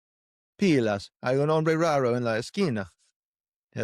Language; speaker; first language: Spanish; non-native, fluent; English